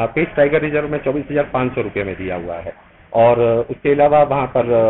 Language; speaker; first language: Hindi; native; Hindi